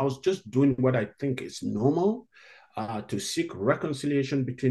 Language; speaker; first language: English; non-native, local second language; Hausa